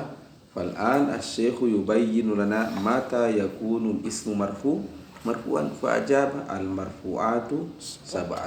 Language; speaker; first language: Arabic; non-native, fluent; Indonesian